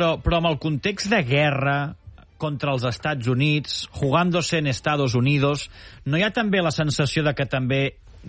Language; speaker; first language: Catalan; native; Catalan